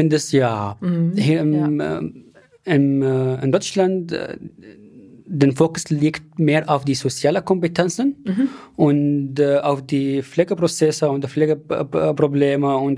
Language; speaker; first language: German; non-native, fluent; Arabic